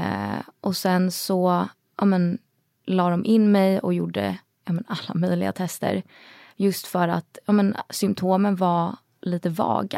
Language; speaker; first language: Swedish; native; Swedish